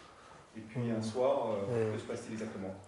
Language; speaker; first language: French; native; French